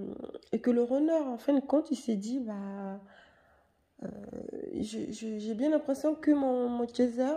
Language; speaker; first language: French; native; French